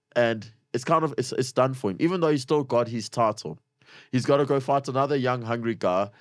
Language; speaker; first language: English; native; English